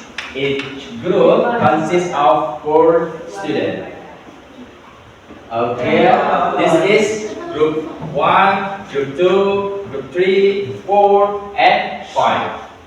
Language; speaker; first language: English; non-native, learner; Indonesian